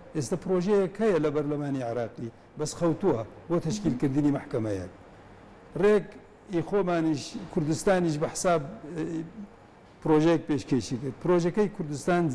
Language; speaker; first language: Central Kurdish; non-native, local second language; Kurdish